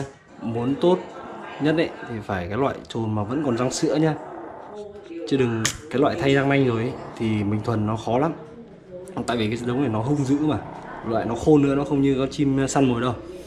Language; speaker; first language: Vietnamese; native; Vietnamese